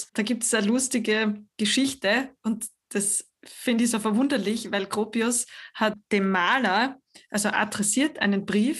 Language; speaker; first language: German; native; German